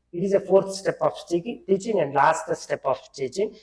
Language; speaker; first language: English; non-native, local second language; Kannada